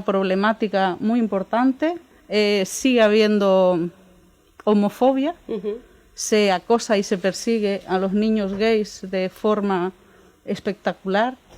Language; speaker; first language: Spanish; native; Spanish